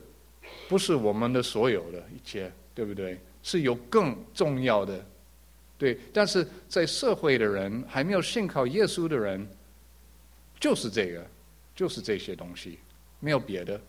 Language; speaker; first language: Chinese; early bilingual, heritage; English